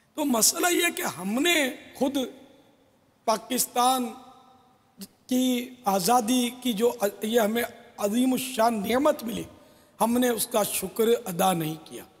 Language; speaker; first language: Urdu; non-native, local second language; Memoni